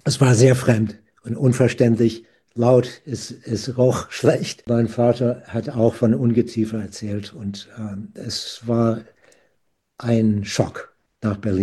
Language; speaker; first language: German; non-native, fluent; English